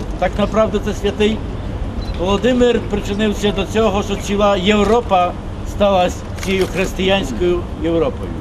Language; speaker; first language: Ukrainian; early bilingual, heritage; Ukrainian